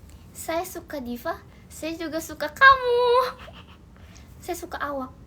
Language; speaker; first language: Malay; non-native, learner; Indonesian